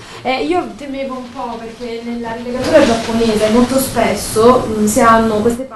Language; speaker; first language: Italian; native; Italian